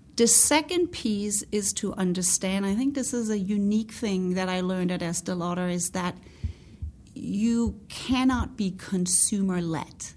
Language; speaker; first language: English; non-native, fluent; Danish